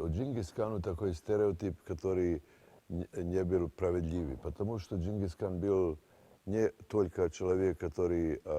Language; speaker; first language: Russian; non-native, fluent; Serbian